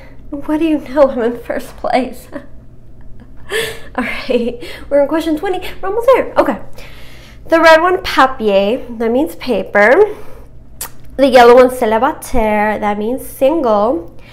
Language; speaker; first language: English; native; English